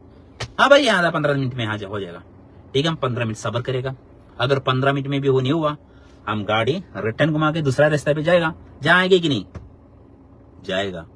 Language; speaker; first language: Hindi; non-native, local second language; Malayalam